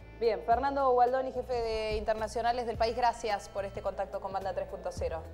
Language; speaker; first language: Spanish; native; Spanish